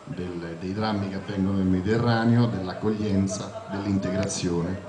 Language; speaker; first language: Italian; native; Italian